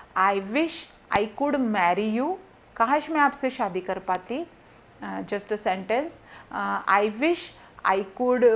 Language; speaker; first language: Hindi; non-native, local second language; Marathi